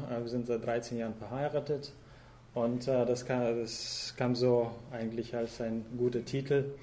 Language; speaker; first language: German; non-native, fluent; Russian